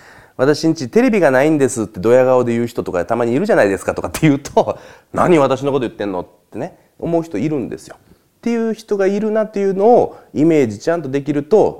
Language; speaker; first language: Japanese; native; Japanese